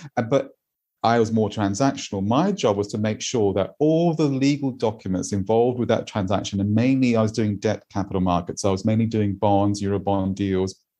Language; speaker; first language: English; native; English